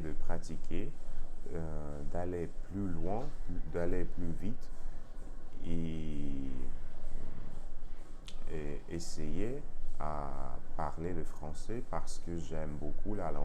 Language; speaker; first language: French; non-native, learner; Russian